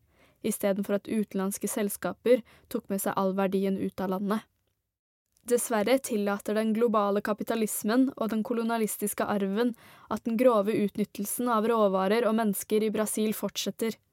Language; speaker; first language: Norwegian; native; Norwegian